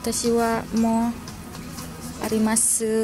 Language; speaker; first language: Japanese; non-native, learner; Indonesian